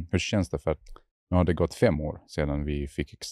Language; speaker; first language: Swedish; non-native, fluent; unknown